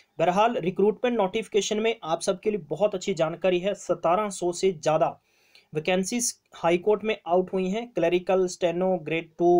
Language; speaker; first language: Hindi; non-native, local second language; Punjabi